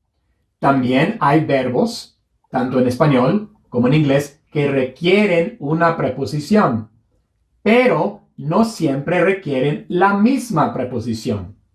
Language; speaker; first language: Spanish; non-native, fluent; English